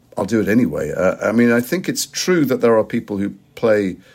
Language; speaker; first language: English; native; English